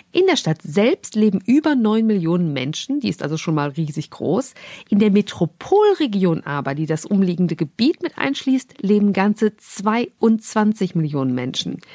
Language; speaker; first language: German; native; German